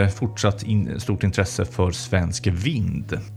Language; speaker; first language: Swedish; native; Swedish